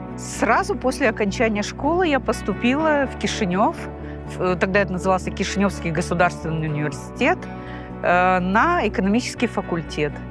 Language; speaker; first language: Russian; non-native, local second language; Gagauz